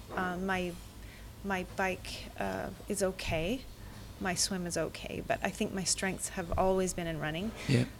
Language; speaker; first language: English; native; English